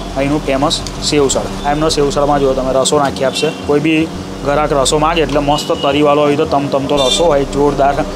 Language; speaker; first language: Gujarati; native; Gujarati